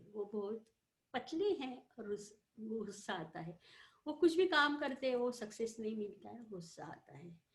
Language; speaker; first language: Hindi; non-native, local second language; Marathi